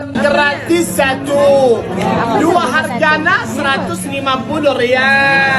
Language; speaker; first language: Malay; non-native, learner; Arabic